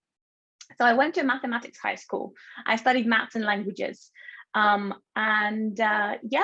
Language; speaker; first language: English; non-native, fluent; Bulgarian